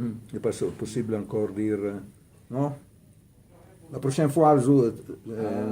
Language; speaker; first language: French; non-native, learner; Italian